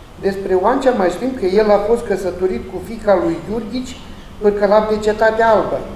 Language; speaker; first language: Romanian; native; Romanian